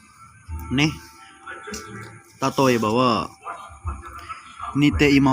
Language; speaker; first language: Japanese; non-native, learner; Indonesian